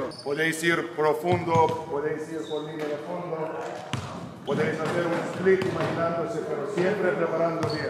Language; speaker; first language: Spanish; non-native, fluent; Lithuanian